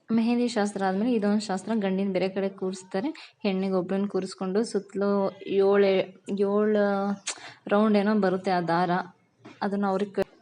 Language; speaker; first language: Kannada; non-native, local second language; Lambadi